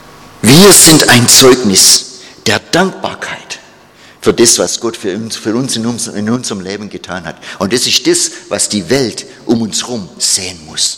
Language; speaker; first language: German; non-native, fluent; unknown